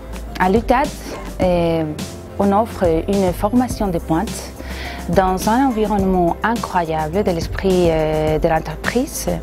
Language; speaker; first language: French; non-native, fluent; Spanish